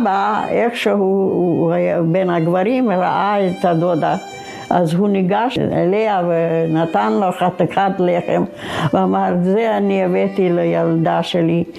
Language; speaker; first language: Hebrew; non-native, fluent; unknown